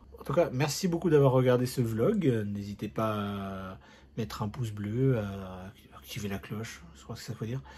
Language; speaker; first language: French; native; French